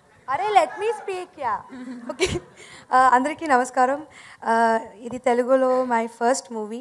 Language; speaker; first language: Telugu; non-native, learner; Tamil